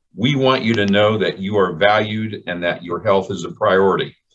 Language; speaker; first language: English; native; English